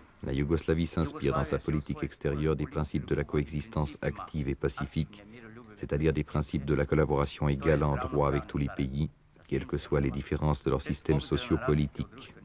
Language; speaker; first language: French; native; French